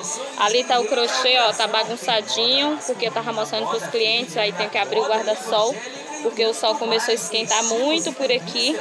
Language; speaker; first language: Portuguese; native; Portuguese